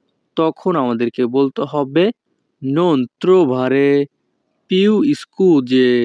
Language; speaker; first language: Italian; non-native, fluent; Bangla